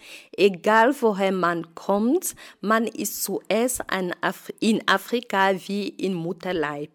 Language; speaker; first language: German; non-native, fluent; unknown